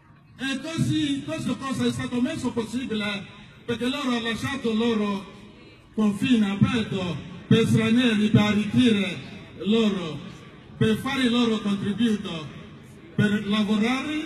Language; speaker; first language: Italian; non-native, learner; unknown